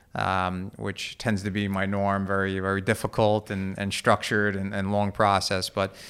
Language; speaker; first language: English; native; English